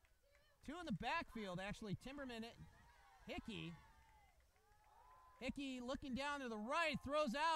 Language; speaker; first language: English; native; English